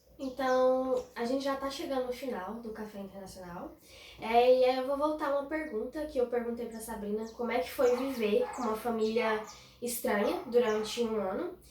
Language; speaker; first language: Portuguese; native; Portuguese